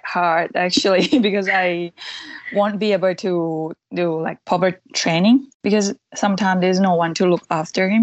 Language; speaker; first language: English; non-native, fluent; Thai